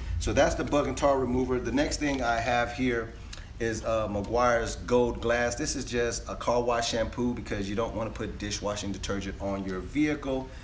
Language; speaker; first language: English; native; English